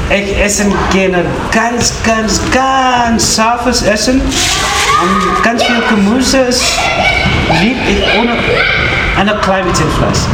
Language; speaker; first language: German; non-native, fluent; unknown